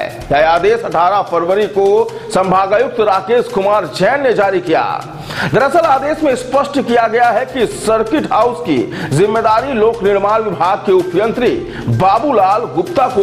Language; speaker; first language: Hindi; native; Hindi